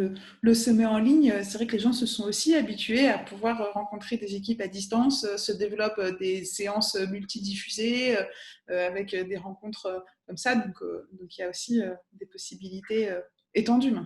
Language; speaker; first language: French; native; French